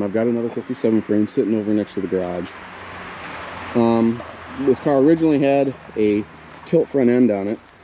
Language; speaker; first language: English; native; English